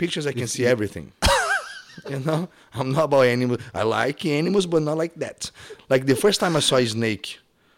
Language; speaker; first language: English; non-native, fluent; Portuguese